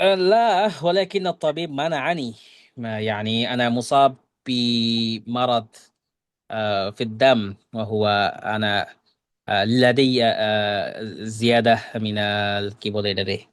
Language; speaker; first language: Arabic; non-native, fluent; Bangla